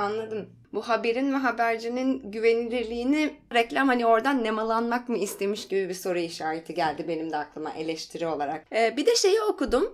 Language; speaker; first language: Turkish; native; Turkish